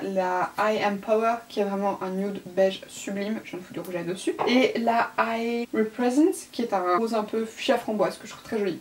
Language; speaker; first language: French; native; French